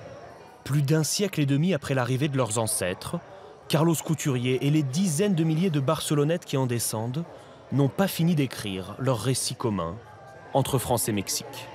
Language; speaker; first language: French; native; French